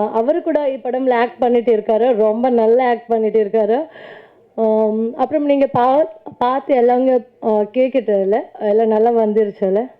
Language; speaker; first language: Tamil; non-native, learner; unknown